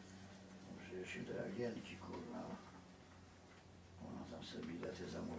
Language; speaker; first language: Polish; native; Polish